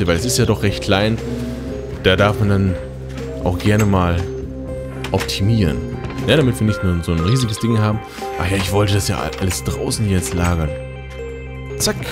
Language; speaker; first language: German; native; German